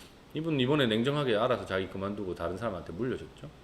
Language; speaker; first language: Korean; native; Korean